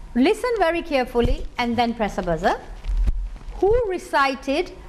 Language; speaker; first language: English; non-native, local second language; Urdu